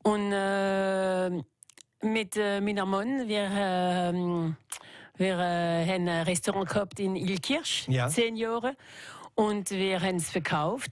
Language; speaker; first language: German; non-native, local second language; French